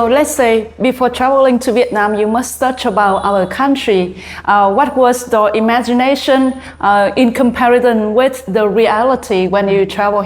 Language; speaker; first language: English; non-native, learner; Vietnamese